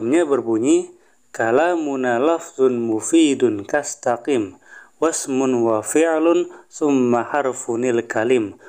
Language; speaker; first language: Indonesian; native; Indonesian